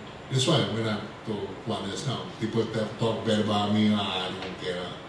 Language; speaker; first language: English; non-native, local second language; Malay